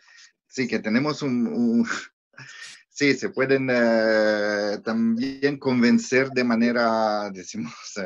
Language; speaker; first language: Spanish; non-native, fluent; Italian